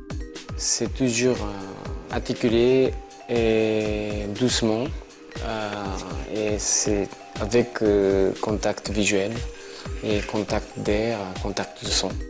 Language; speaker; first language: French; non-native, learner; Japanese